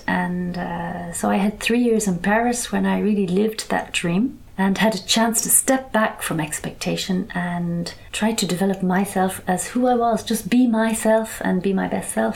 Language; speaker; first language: English; native; English